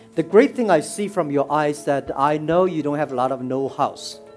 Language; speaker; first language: English; non-native, fluent; Chinese